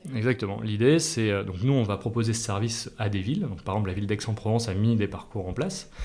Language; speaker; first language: French; native; French